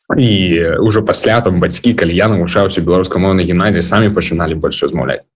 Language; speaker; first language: Belarusian; non-native, local second language; Russian